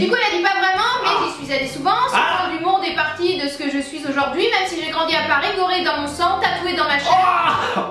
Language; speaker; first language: French; native; French